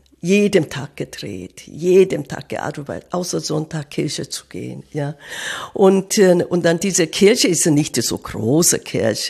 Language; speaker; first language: German; non-native, fluent; Korean